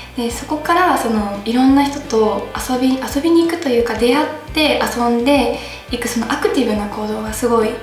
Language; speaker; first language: Japanese; native; Japanese